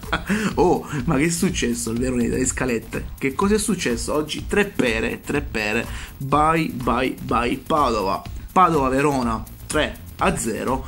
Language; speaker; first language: Italian; native; Italian